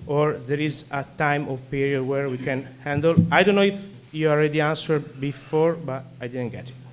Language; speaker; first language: English; non-native, learner; Italian